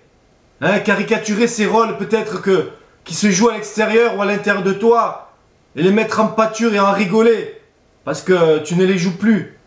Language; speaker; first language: French; native; French